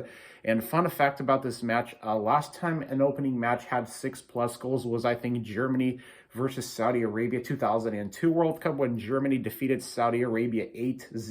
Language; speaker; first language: English; native; English